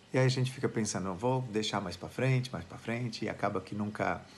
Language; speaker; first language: Portuguese; native; Portuguese